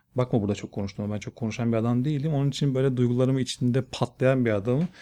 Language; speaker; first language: Turkish; native; Turkish